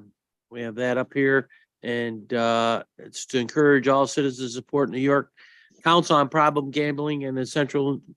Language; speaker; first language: English; native; English